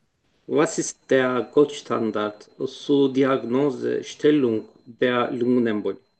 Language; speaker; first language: German; non-native, learner; Turkish